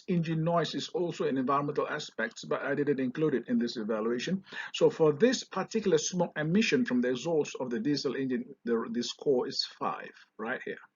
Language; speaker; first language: English; non-native, local second language; Malay